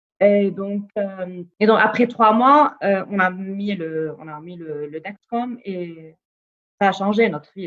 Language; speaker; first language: French; non-native, fluent; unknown